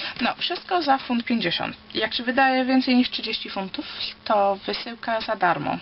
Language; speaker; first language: Polish; early bilingual, heritage; Polish